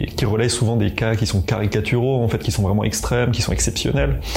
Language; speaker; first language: French; native; French